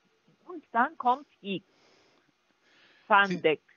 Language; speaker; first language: German; non-native, learner; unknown